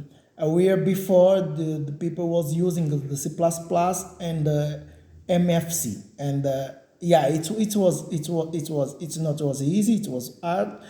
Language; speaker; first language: English; non-native, learner; Portuguese